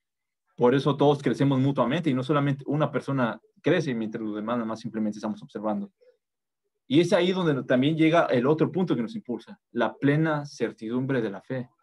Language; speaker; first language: Spanish; native; Spanish